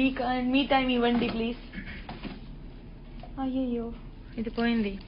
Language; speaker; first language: Telugu; non-native, learner; Gujarati